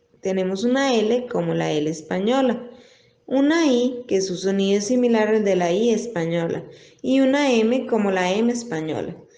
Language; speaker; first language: Spanish; native; Spanish